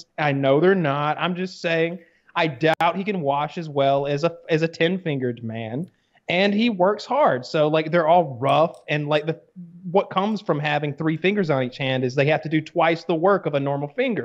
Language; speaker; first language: English; native; English